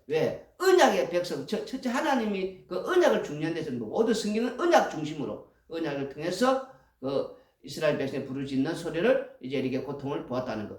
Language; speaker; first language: Korean; native; Korean